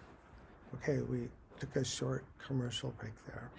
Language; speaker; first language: English; native; English